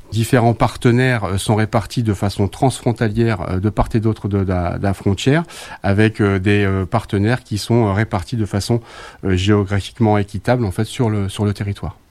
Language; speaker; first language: French; native; French